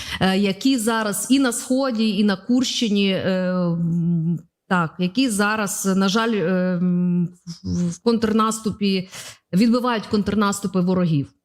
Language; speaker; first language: Ukrainian; native; Ukrainian